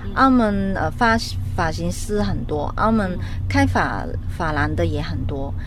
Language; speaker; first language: Chinese; non-native, local second language; Cantonese